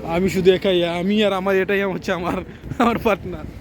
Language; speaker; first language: Bangla; non-native, local second language; Sylheti